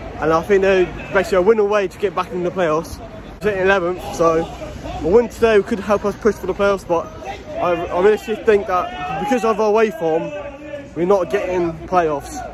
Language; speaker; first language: English; native; English